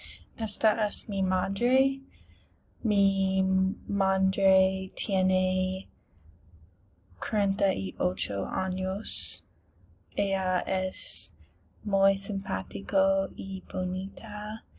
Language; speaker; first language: Spanish; non-native, learner; English